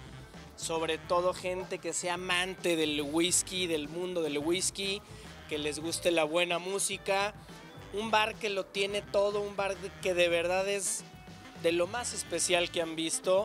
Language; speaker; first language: Spanish; native; Spanish